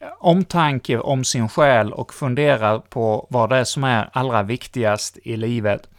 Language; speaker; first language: Swedish; native; Swedish